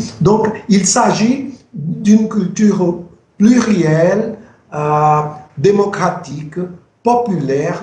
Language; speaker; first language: French; non-native, fluent; Portuguese